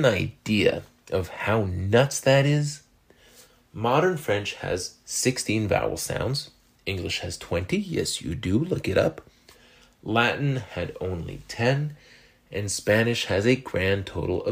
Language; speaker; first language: English; non-native, fluent; French